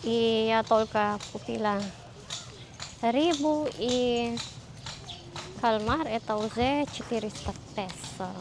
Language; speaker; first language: Russian; non-native, learner; Filipino